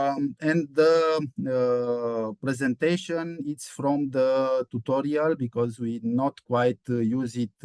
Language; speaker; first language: English; non-native, fluent; Romanian